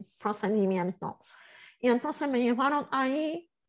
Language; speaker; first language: Spanish; non-native, fluent; Polish